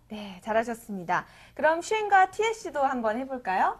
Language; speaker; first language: Korean; native; Korean